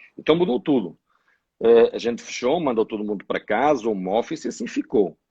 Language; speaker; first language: Portuguese; native; Portuguese